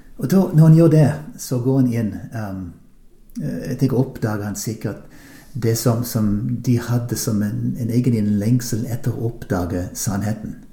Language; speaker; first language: Norwegian; non-native, fluent; English